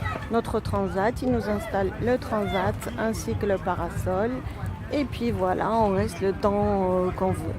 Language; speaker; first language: French; native; French